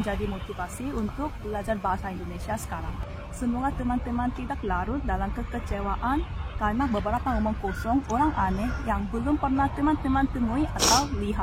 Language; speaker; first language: Indonesian; non-native, fluent; Korean